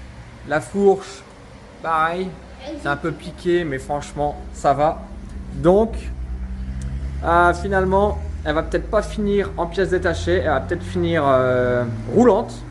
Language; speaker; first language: French; native; French